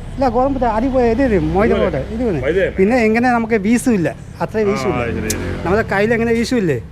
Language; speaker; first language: Malayalam; non-native, local second language; Bangla